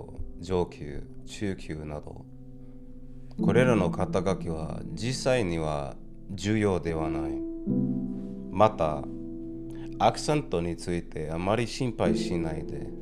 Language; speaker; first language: Japanese; non-native, learner; English